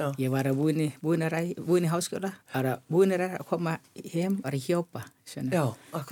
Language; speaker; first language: Icelandic; non-native, learner; Thai